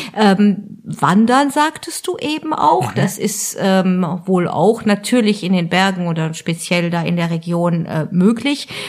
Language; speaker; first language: German; non-native, local second language; French